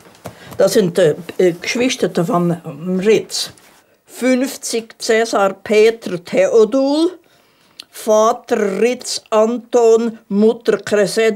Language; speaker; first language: German; native; German